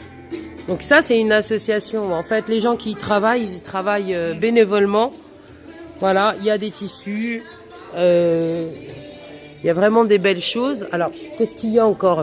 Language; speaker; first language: French; native; French